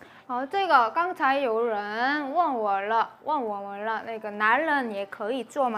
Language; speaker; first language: Chinese; non-native, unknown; Korean